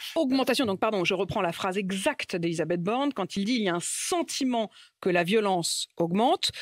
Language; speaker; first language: French; native; French